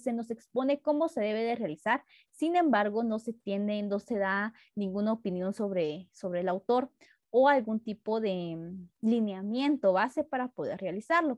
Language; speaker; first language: Spanish; native; Spanish